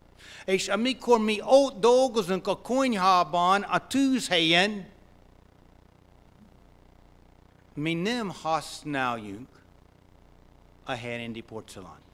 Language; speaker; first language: Hungarian; non-native, fluent; English